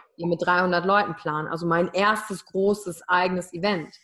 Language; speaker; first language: German; native; German